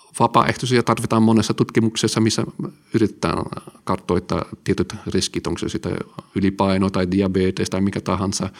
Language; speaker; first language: Finnish; non-native, fluent; Dutch